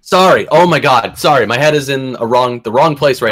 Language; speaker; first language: English; native; English